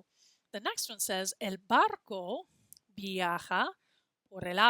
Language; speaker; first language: Spanish; non-native, fluent; English